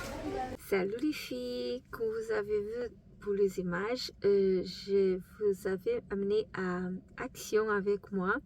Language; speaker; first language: French; non-native, fluent; Portuguese